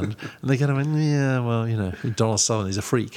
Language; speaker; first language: English; native; English